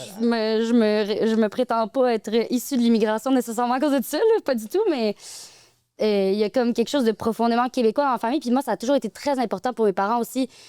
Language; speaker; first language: French; native; French